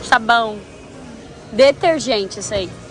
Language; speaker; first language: Portuguese; native; Portuguese